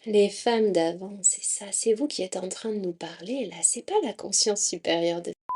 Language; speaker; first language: French; native; French